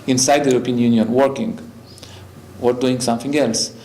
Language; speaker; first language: English; non-native, fluent; Romanian